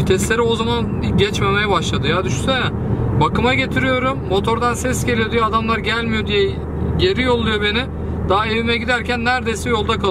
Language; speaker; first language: Turkish; native; Turkish